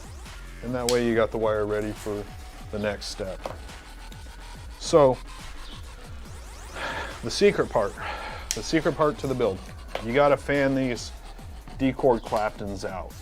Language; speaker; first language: English; native; English